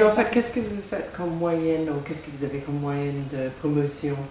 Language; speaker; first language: French; non-native, fluent; English